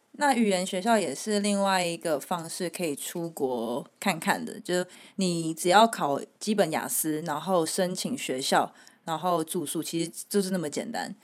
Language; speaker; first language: Chinese; native; Chinese